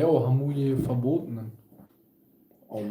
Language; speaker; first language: German; early bilingual, other home language; Kurdish